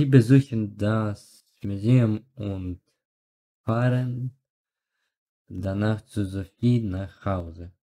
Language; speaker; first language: German; non-native, learner; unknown